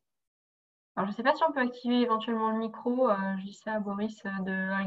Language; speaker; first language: French; native; French